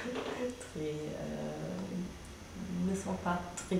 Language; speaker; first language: French; non-native, fluent; German